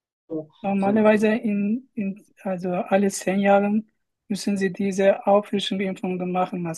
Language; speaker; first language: German; non-native, learner; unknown